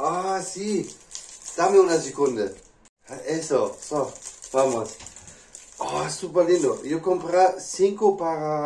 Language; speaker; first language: Spanish; non-native, learner; English